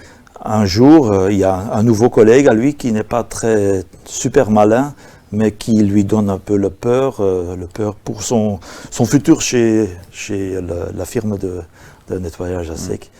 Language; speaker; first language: French; non-native, local second language; Dutch